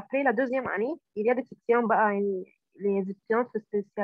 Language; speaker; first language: French; non-native, learner; Arabic